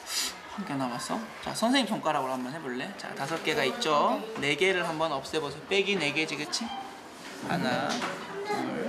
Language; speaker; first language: Korean; native; Korean